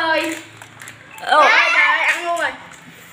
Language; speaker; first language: Vietnamese; native; Vietnamese